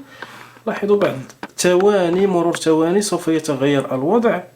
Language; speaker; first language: Arabic; native; Arabic